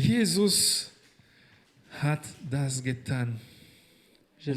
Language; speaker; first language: German; non-native, fluent; Portuguese